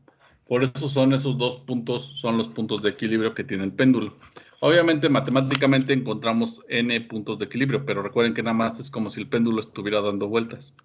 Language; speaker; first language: Spanish; native; Spanish